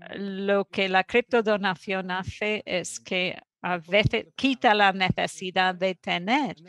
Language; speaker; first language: Spanish; non-native, fluent; Dutch